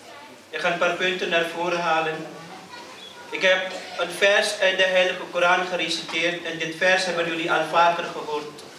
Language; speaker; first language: Dutch; early bilingual, other home language; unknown